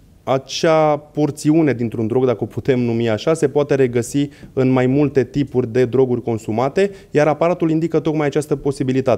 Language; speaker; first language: Romanian; native; Romanian